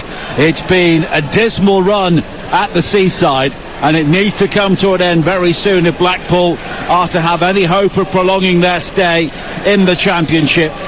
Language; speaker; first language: English; native; English